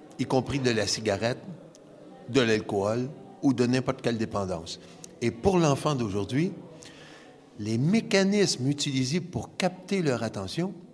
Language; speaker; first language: French; native; French